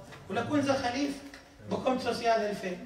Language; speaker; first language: German; non-native, fluent; Arabic